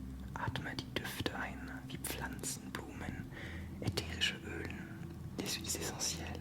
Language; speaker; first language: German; non-native, fluent; French